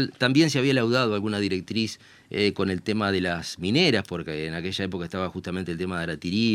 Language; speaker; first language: Spanish; native; Spanish